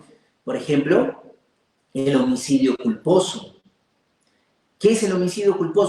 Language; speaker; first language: Spanish; native; Spanish